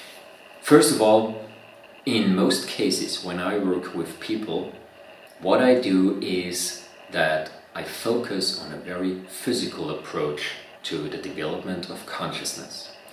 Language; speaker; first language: English; non-native, fluent; German